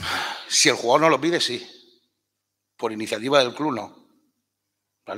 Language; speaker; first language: Spanish; native; Spanish